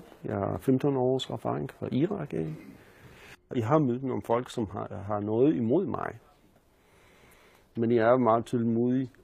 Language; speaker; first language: Danish; non-native, learner; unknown